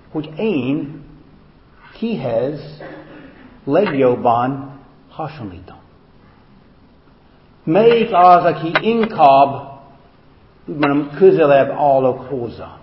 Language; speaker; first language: Hungarian; non-native, fluent; English